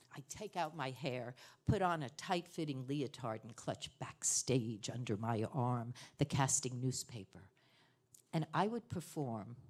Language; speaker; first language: English; native; English